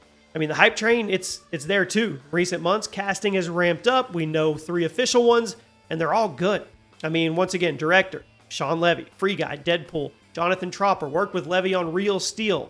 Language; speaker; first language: English; native; English